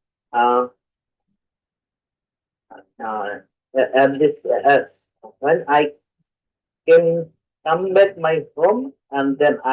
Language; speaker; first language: English; non-native, learner; Bangla